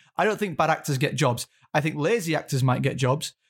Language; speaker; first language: English; native; English